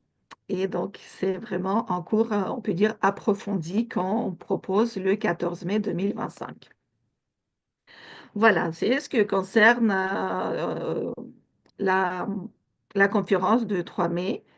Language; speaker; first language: French; non-native, fluent; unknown